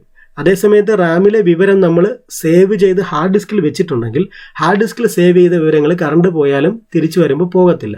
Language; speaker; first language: Malayalam; native; Malayalam